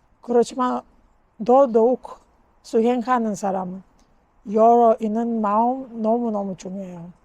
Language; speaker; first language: Korean; non-native, learner; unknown